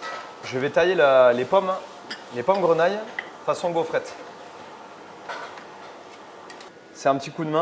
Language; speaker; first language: French; native; French